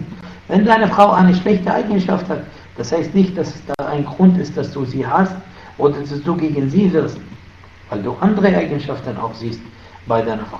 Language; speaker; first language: German; non-native, fluent; Arabic